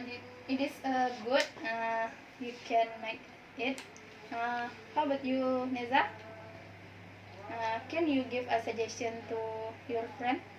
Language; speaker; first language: English; non-native, learner; Indonesian